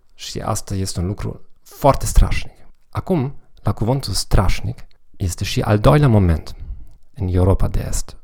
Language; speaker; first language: Romanian; non-native, fluent; German